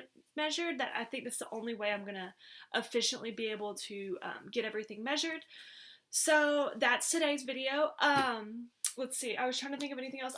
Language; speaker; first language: English; native; English